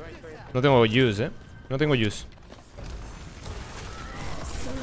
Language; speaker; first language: Spanish; native; Spanish